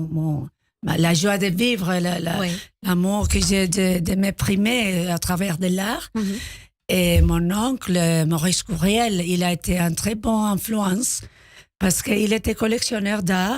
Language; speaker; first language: French; non-native, learner; Spanish